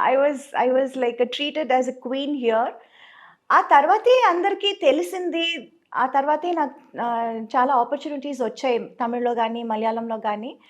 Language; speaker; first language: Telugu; non-native, local second language; Tamil